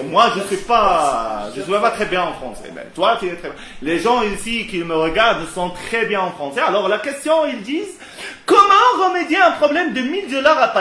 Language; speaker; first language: French; non-native, local second language; Arabic